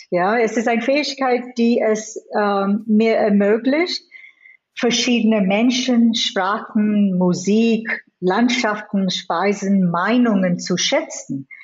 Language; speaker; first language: German; non-native, fluent; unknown